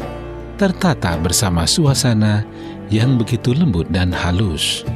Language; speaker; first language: Indonesian; native; Indonesian